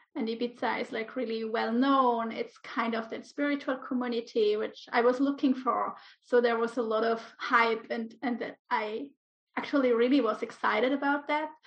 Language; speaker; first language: English; non-native, fluent; German